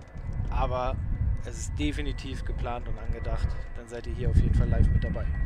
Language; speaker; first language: German; native; German